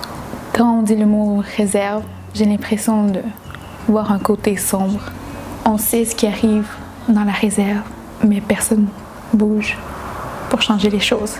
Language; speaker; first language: French; non-native, local second language; Innu-aimun